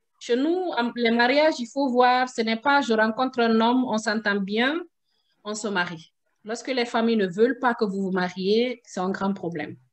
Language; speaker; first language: French; non-native, local second language; Susu